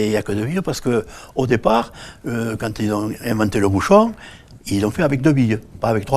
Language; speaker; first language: French; native; French